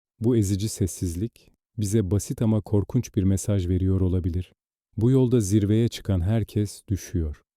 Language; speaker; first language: Turkish; native; Turkish